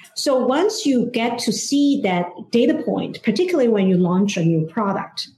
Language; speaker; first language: English; non-native, fluent; Chinese